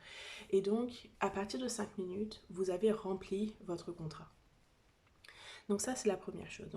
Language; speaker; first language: French; native; French